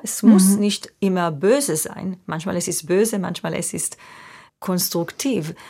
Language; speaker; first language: German; non-native, fluent; Hebrew